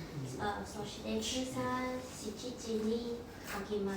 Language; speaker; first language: Japanese; non-native, learner; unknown